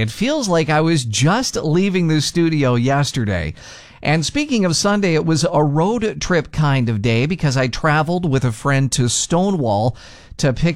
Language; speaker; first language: English; native; English